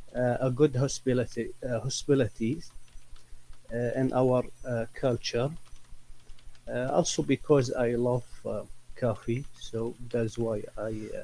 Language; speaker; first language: English; non-native, learner; Arabic